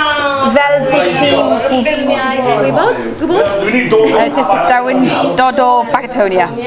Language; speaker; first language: Welsh; non-native, learner; English